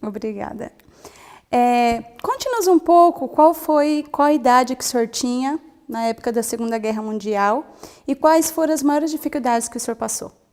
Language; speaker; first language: Portuguese; native; Portuguese